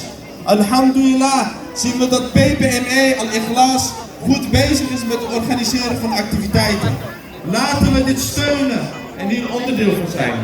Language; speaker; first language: Dutch; early bilingual, other home language; Indonesian